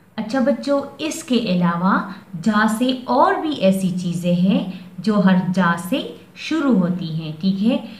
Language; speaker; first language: Urdu; non-native, local second language; Pashto